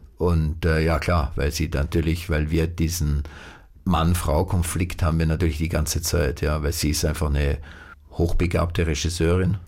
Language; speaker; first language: German; native; German